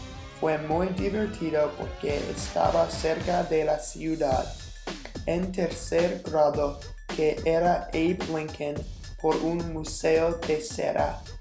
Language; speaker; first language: Spanish; non-native, learner; English